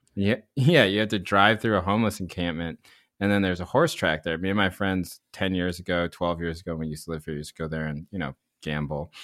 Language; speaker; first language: English; early bilingual, other home language; Korean